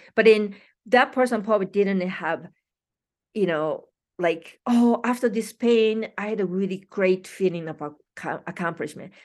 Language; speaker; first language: English; non-native, fluent; Japanese